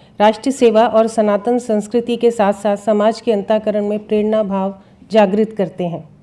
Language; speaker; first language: Hindi; native; Hindi